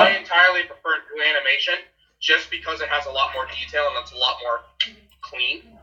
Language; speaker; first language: English; native; English